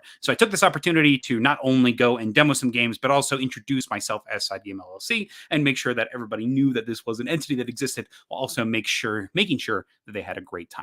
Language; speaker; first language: English; native; English